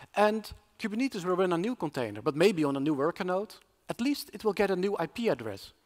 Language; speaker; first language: English; non-native, fluent; Dutch